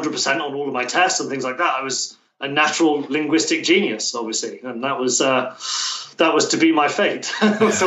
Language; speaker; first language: English; native; English